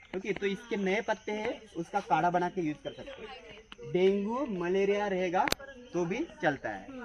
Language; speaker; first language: Hindi; non-native, local second language; Marathi